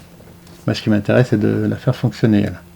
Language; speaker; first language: French; native; French